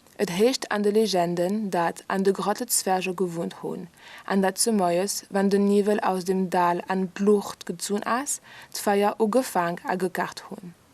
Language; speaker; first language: Luxembourgish; non-native, learner; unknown